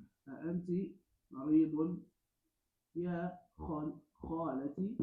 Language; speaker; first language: Arabic; non-native, learner; English